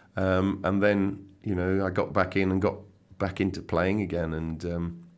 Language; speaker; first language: English; native; English